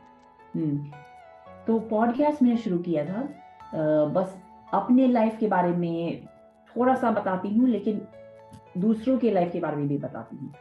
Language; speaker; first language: Hindi; non-native, fluent; English